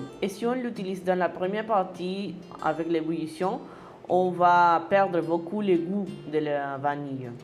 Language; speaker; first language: French; non-native, learner; Spanish